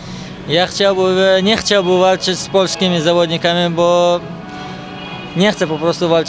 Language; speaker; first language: Polish; non-native, fluent; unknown